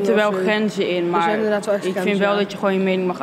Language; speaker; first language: Dutch; native; Dutch